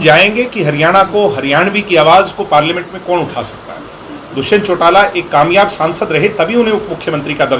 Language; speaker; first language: Hindi; native; Hindi